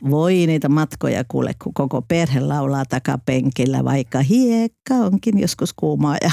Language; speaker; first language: Finnish; native; Finnish